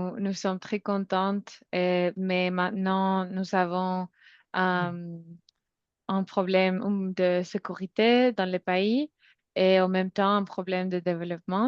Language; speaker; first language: French; non-native, fluent; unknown